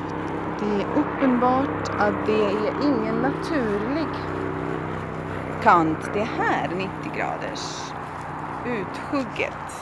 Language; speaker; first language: Swedish; non-native, fluent; Latvian